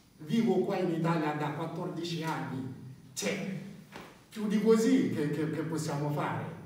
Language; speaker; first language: Italian; non-native, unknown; Bambara